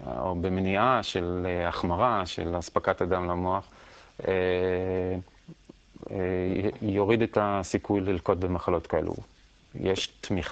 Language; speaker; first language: Hebrew; native; Hebrew